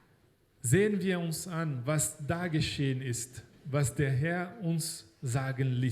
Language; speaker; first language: German; non-native, fluent; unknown